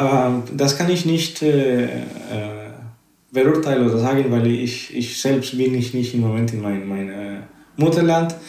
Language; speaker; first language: German; non-native, learner; Spanish